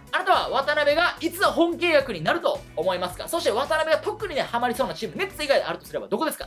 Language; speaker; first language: Japanese; native; Japanese